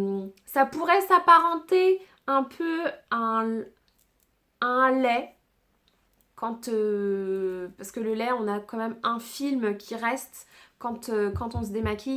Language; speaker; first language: French; native; French